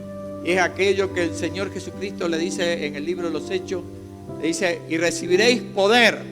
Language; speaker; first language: Spanish; native; Spanish